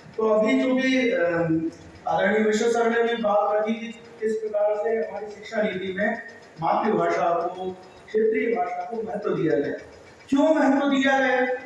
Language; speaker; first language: Hindi; native; Hindi